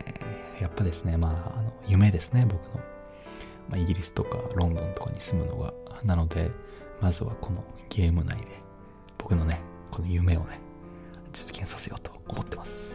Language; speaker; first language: Japanese; native; Japanese